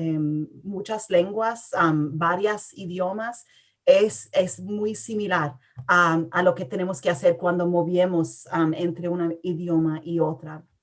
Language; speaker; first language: Spanish; early bilingual, heritage; English